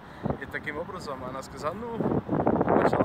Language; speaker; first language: Russian; non-native, fluent; Dutch